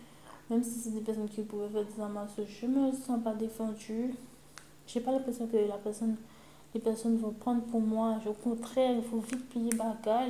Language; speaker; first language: French; native; French